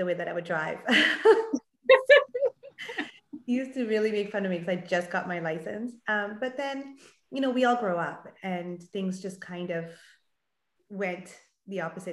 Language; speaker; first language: English; native; English